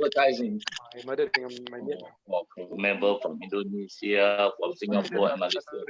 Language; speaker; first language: English; non-native, learner; Malay